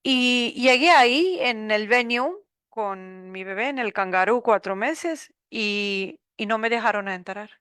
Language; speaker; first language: Spanish; non-native, learner; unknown